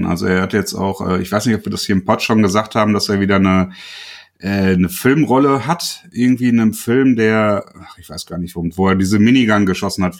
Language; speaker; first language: German; native; German